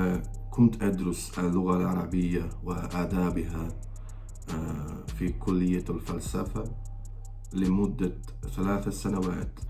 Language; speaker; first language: Arabic; non-native, fluent; Croatian